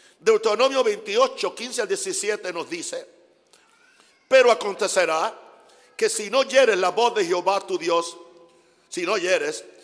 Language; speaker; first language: Spanish; non-native, fluent; English